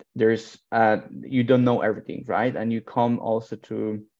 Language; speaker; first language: English; non-native, fluent; Polish